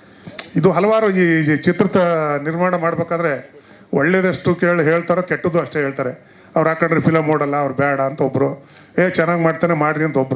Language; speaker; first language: Kannada; native; Kannada